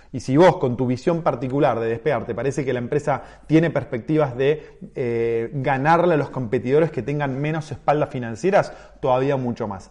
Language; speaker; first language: Spanish; native; Spanish